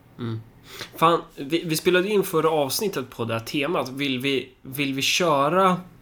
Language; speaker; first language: Swedish; early bilingual, other home language; Somali